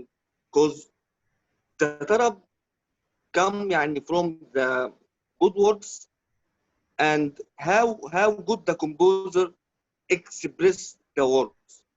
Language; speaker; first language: English; non-native, learner; Arabic